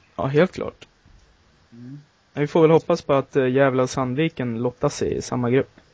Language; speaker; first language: Swedish; native; Swedish